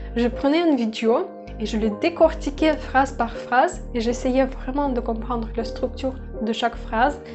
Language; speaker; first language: French; non-native, fluent; Russian